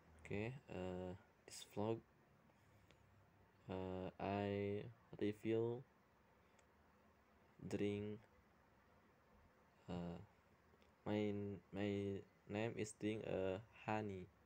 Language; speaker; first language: English; non-native, learner; Indonesian